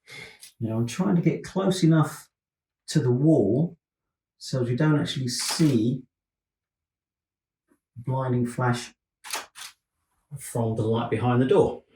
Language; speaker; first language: English; native; English